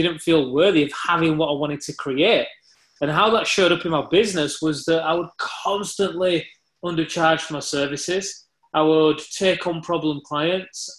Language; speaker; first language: English; native; English